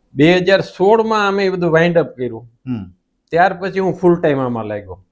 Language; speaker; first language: Gujarati; native; Gujarati